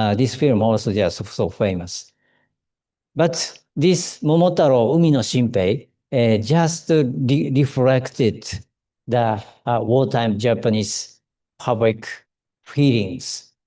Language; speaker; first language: English; non-native, learner; Japanese